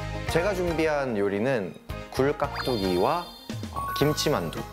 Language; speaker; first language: Korean; native; Korean